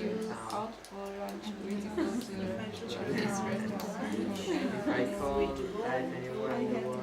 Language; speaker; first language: English; non-native, learner; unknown